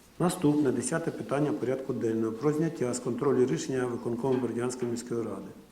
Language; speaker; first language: Ukrainian; non-native, local second language; Russian